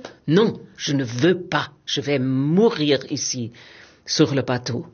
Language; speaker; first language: French; non-native, fluent; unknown